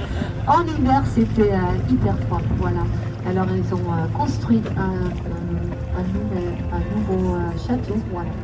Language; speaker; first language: French; non-native, local second language; Dutch